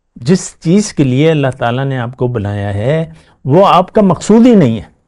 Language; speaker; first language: Urdu; non-native, local second language; Pashto